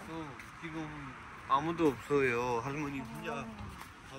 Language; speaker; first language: Korean; non-native, learner; Urdu